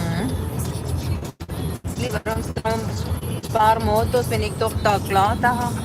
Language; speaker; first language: German; non-native, fluent; Cebuano